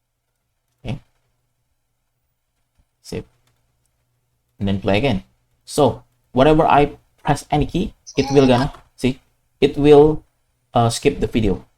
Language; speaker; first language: English; non-native, fluent; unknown